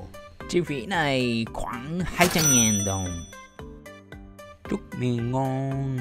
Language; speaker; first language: Vietnamese; non-native, learner; Japanese